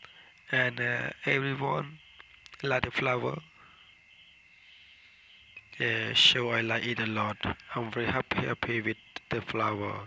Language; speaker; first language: English; non-native, learner; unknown